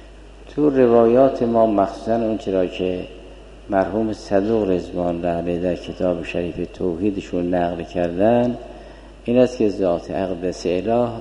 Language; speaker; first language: Persian; native; Persian